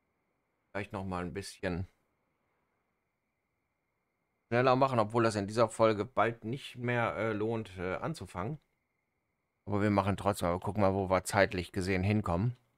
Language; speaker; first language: German; native; German